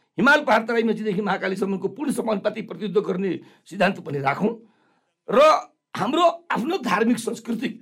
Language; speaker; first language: Nepali; non-native, local second language; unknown